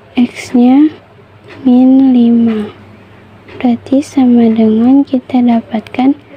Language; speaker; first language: Indonesian; native; Indonesian